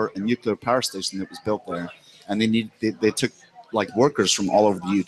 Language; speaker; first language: English; native; English